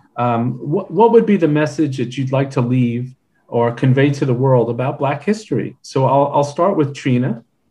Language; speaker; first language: English; native; English